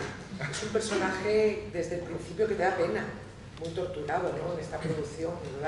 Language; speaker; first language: Spanish; native; Spanish